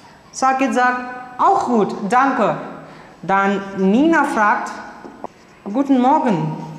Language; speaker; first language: German; non-native, fluent; Marathi